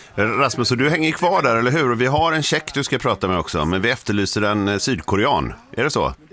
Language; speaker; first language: Swedish; native; Swedish